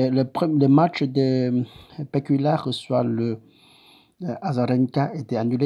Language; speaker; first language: French; non-native, learner; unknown